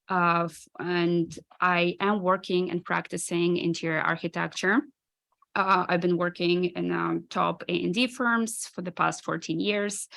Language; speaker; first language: English; non-native, fluent; Ukrainian